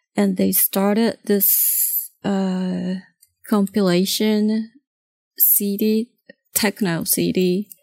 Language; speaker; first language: English; non-native, fluent; Japanese